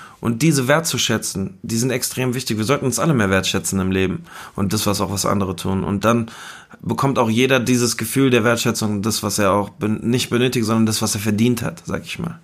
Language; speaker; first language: German; early bilingual, other home language; Spanish